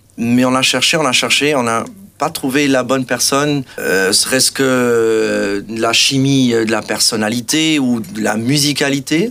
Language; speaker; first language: French; non-native, local second language; Portuguese